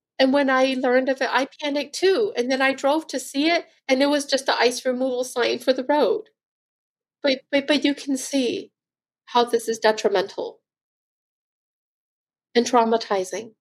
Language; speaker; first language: English; early bilingual, other home language; Hmong